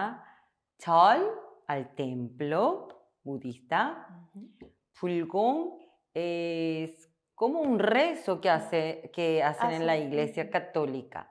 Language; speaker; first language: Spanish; non-native, fluent; Korean